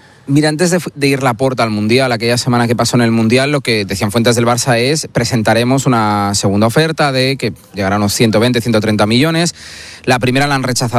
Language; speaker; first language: Spanish; native; Spanish